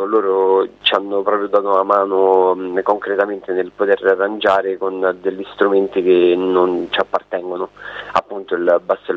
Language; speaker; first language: Italian; native; Italian